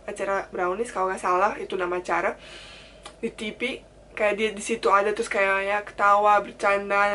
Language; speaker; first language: Indonesian; non-native, fluent; Turkish